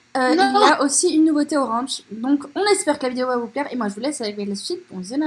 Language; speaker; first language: French; native; French